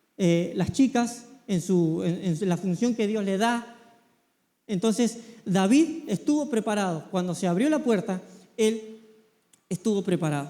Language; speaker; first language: Spanish; native; Spanish